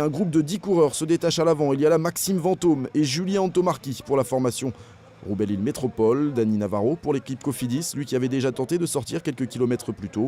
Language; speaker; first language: French; native; French